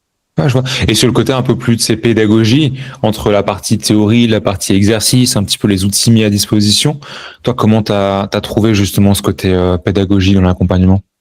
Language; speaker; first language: French; native; French